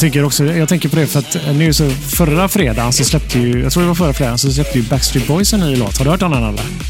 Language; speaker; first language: Swedish; native; Swedish